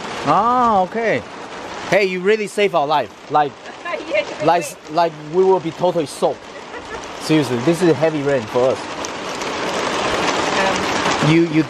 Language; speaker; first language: English; non-native, fluent; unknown